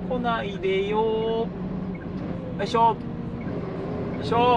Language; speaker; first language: Japanese; native; Japanese